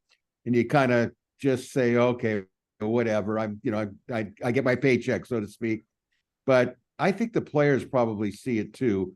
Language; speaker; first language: English; native; English